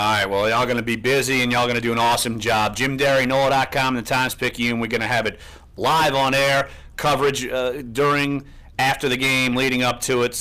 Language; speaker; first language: English; native; English